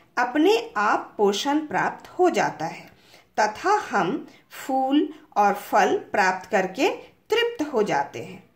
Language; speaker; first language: Hindi; native; Hindi